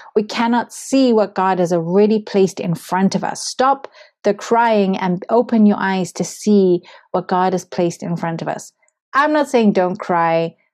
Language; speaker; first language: English; native; English